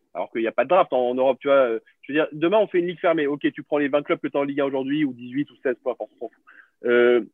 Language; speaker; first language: French; native; French